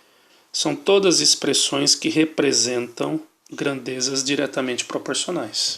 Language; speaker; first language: Portuguese; native; Portuguese